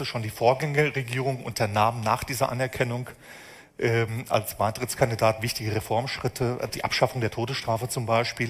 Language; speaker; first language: German; native; German